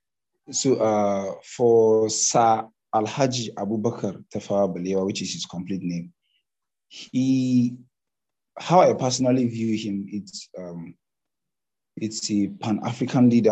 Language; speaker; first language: English; non-native, local second language; Hausa